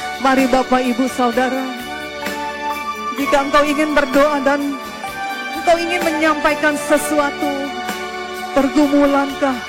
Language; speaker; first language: Indonesian; native; Indonesian